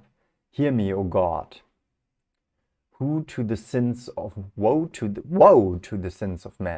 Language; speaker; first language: English; non-native, fluent; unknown